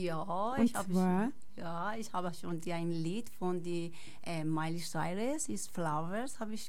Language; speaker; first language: German; non-native, learner; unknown